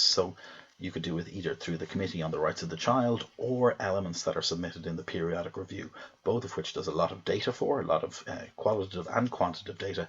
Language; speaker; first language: English; native; English